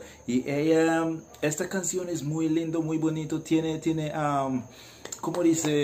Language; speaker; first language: Spanish; non-native, learner; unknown